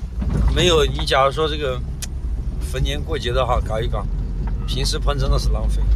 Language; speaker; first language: Chinese; native; Chinese